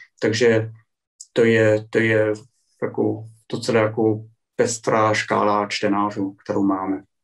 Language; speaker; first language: Czech; non-native, fluent; German